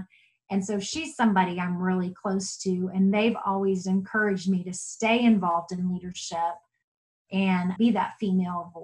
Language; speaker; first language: English; native; English